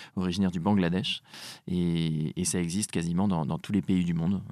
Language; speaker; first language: French; native; French